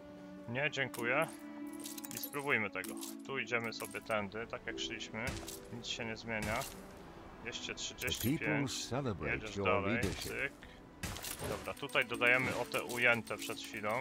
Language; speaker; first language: Polish; native; Polish